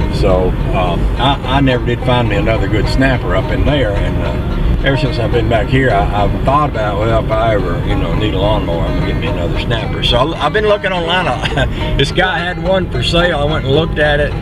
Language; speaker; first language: English; native; English